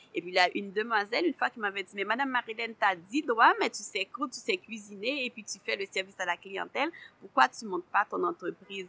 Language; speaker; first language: French; non-native, local second language; Haitian Creole